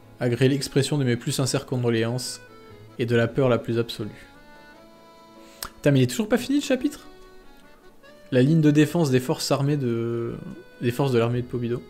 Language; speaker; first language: French; native; French